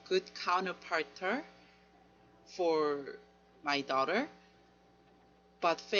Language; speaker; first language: English; non-native, learner; Korean